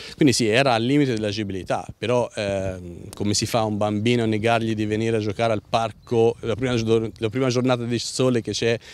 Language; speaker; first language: Italian; native; Italian